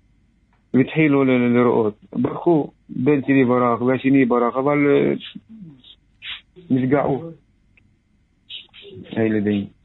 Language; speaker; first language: Hebrew; non-native, local second language; Arabic